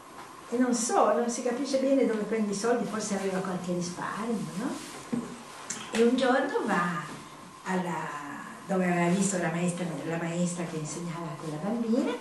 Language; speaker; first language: Italian; native; Italian